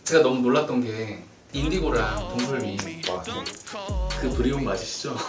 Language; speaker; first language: Korean; native; Korean